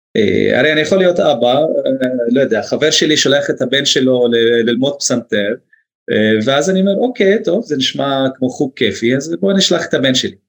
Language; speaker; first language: Hebrew; non-native, local second language; Arabic